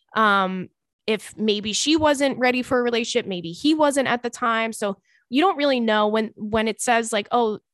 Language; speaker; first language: English; native; English